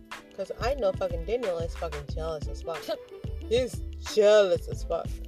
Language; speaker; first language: English; early bilingual, other home language; Spanish